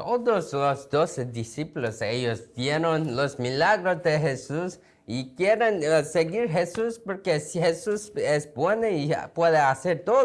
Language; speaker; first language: Spanish; non-native, fluent; Korean